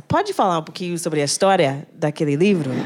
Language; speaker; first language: Portuguese; non-native, fluent; English